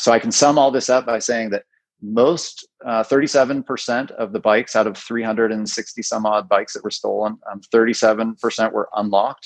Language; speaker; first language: English; native; English